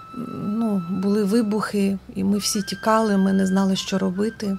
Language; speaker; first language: Ukrainian; non-native, local second language; Russian